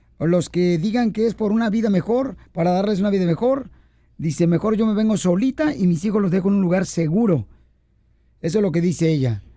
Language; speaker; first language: Spanish; native; Spanish